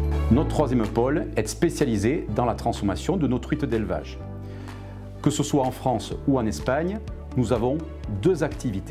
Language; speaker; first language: French; native; French